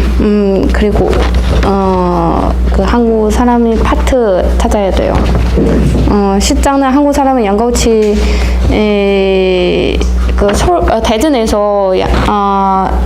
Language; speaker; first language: Korean; non-native, learner; Chinese